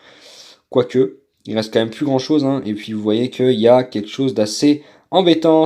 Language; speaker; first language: French; native; French